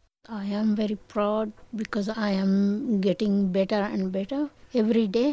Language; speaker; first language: English; non-native, learner; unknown